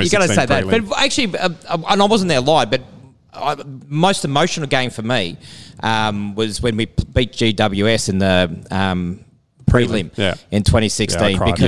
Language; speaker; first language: English; native; English